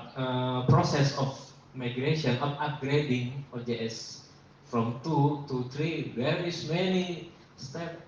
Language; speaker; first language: English; non-native, learner; Indonesian